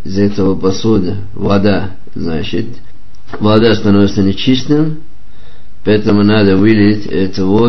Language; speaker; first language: Russian; non-native, local second language; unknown